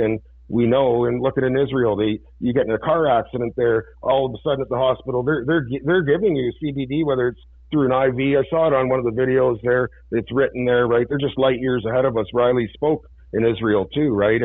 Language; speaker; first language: English; native; English